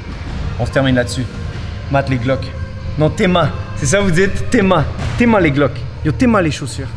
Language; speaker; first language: French; native; French